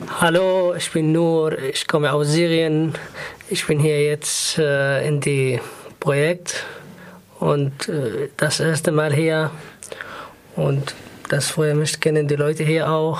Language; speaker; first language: German; non-native, learner; Arabic